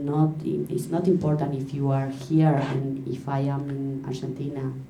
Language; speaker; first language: English; non-native, learner; Spanish